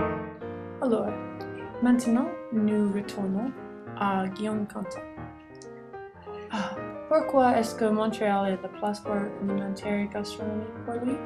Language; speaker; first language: French; non-native, learner; English